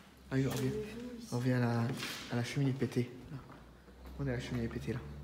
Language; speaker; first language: French; native; French